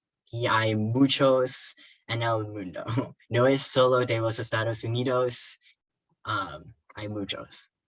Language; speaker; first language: Spanish; non-native, learner; English